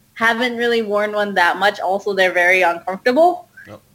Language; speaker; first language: English; early bilingual, other home language; Hindi